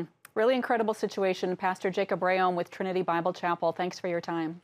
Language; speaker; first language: English; native; English